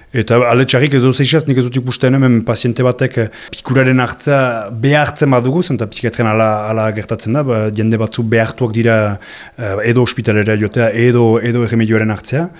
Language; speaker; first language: Basque; native; Basque